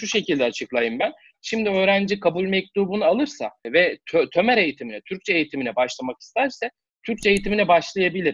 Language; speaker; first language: Turkish; native; Turkish